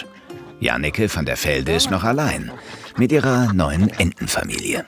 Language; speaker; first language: German; native; German